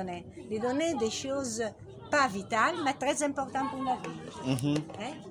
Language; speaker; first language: French; non-native, learner; Italian